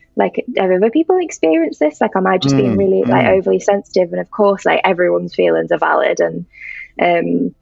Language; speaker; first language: English; native; English